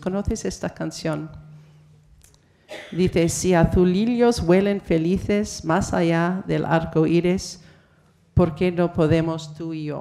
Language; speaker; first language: Spanish; non-native, fluent; English